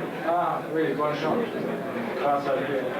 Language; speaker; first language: French; non-native, learner; English